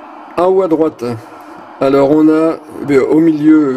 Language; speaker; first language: French; native; French